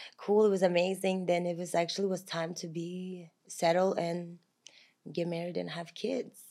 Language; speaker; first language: English; non-native, fluent; Kazakh